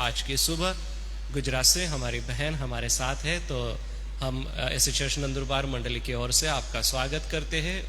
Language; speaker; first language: Hindi; non-native, local second language; Marathi